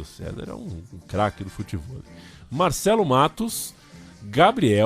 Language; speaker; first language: Portuguese; native; Portuguese